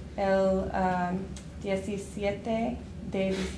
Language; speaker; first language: Spanish; non-native, learner; English